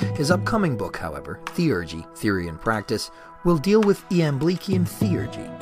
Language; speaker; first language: English; native; English